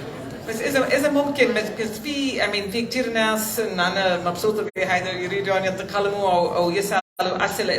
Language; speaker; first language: Arabic; early bilingual, heritage; Arabic